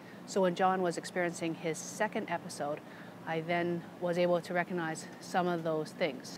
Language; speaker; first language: English; native; English